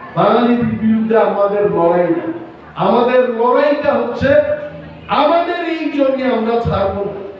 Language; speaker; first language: Bangla; non-native, local second language; Kok Borok